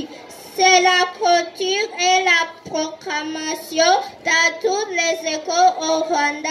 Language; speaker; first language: French; non-native, learner; Kinyarwanda